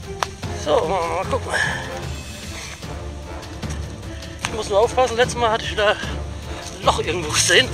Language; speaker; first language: German; native; German